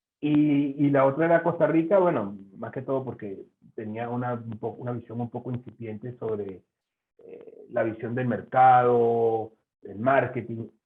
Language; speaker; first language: Spanish; native; Spanish